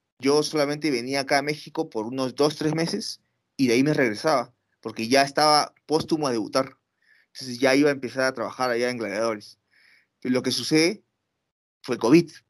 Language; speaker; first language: Spanish; native; Spanish